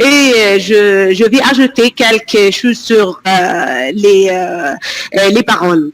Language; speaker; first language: French; non-native, learner; Arabic